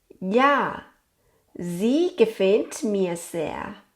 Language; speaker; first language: German; non-native, fluent; Thai